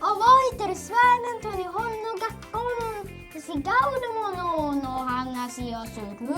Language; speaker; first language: Japanese; early bilingual, heritage; Japanese